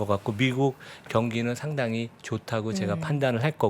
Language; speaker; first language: Korean; native; Korean